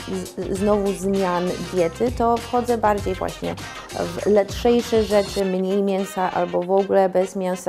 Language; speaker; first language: Polish; early bilingual, heritage; Polish